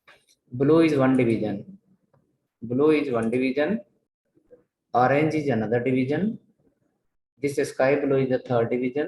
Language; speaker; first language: English; non-native, local second language; Telugu